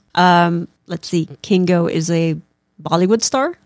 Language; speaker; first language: English; non-native, local second language; Filipino